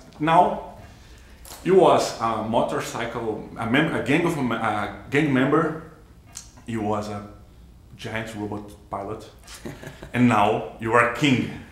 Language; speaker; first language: English; non-native, learner; Portuguese